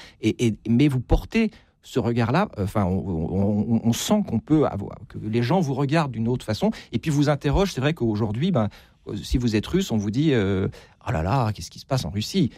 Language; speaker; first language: French; native; French